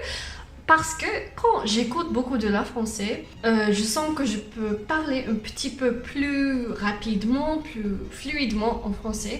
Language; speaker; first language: French; non-native, learner; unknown